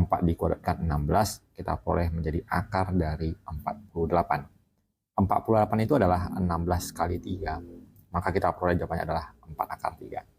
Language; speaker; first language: Indonesian; native; Indonesian